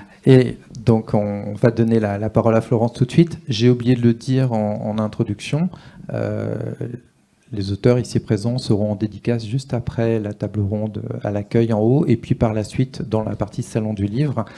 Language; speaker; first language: French; native; French